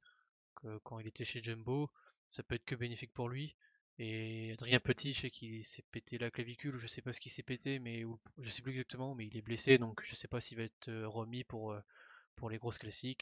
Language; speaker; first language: French; native; French